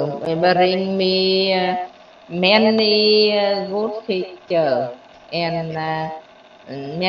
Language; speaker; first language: English; non-native, learner; Vietnamese